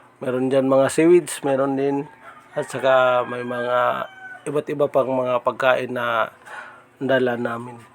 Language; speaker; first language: Filipino; non-native, local second language; Cebuano